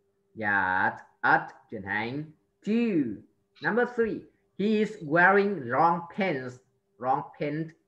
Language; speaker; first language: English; non-native, fluent; Vietnamese